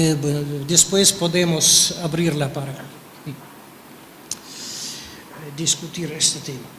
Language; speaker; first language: Spanish; non-native, fluent; Russian